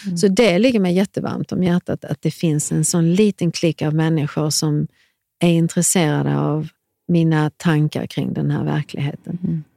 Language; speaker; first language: Swedish; early bilingual, other home language; Serbian